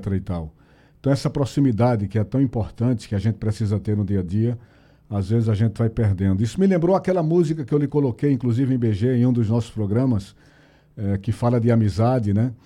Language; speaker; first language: Portuguese; native; Portuguese